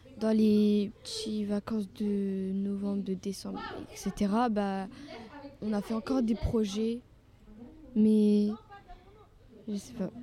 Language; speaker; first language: French; early bilingual, other home language; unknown